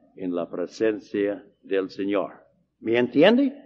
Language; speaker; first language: Spanish; non-native, fluent; English